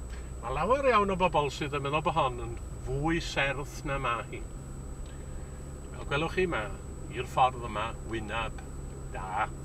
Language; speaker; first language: Welsh; native; Welsh